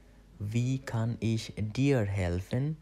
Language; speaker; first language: German; non-native, fluent; Bangla